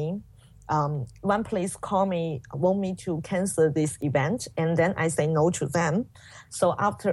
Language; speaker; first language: English; non-native, fluent; Chinese